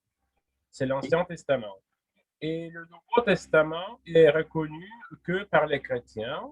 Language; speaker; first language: French; non-native, fluent; Russian